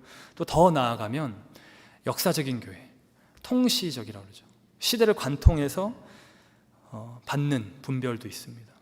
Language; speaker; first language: Korean; native; Korean